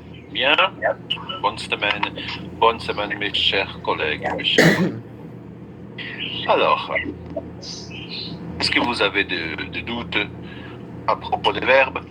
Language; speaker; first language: French; non-native, fluent; Portuguese